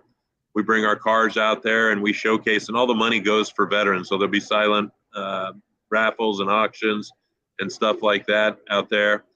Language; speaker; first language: English; native; English